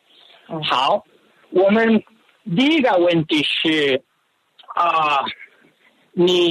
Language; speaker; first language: Chinese; non-native, learner; Spanish